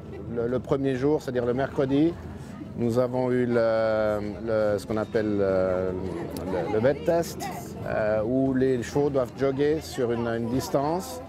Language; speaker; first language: French; native; French